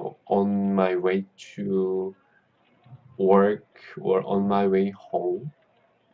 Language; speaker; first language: English; non-native, learner; Korean